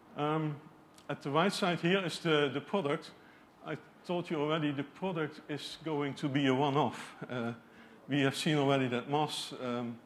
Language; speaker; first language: English; non-native, fluent; Dutch